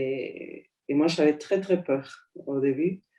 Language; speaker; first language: French; non-native, fluent; Spanish